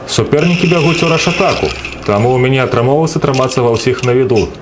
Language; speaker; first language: Belarusian; non-native, local second language; Russian